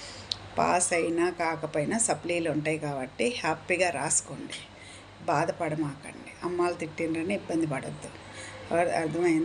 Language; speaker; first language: Telugu; native; Telugu